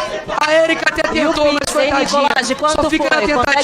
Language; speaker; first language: Portuguese; native; Portuguese